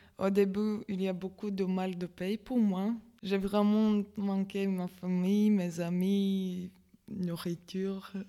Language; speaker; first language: French; non-native, learner; Latvian